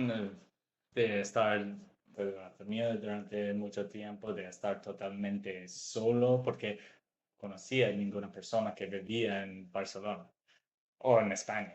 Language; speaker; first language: Spanish; non-native, fluent; English